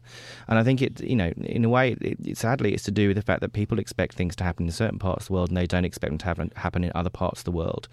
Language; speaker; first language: English; native; English